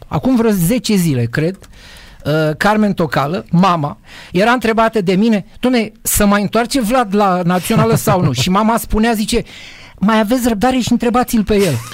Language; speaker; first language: Romanian; native; Romanian